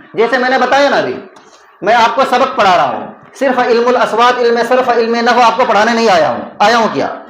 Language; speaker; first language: Urdu; native; Urdu